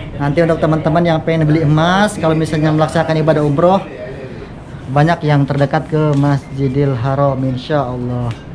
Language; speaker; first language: Indonesian; native; Indonesian